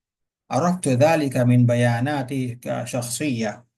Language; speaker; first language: Arabic; non-native, fluent; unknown